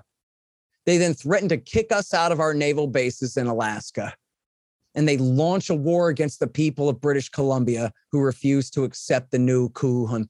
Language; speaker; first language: English; native; English